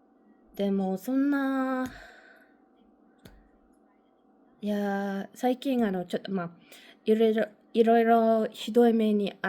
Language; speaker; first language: Japanese; non-native, learner; English